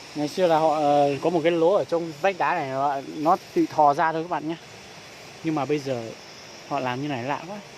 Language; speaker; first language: Vietnamese; non-native, local second language; Hmong